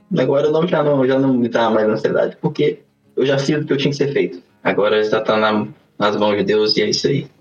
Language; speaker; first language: Portuguese; native; Portuguese